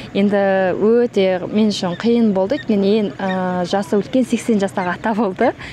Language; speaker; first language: Kazakh; early bilingual, heritage; Kazakh